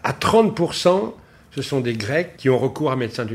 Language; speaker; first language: French; native; French